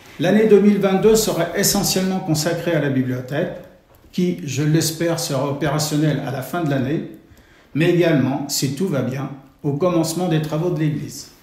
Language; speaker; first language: French; native; French